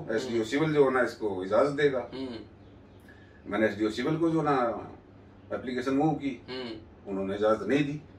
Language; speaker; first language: Hindi; native; Hindi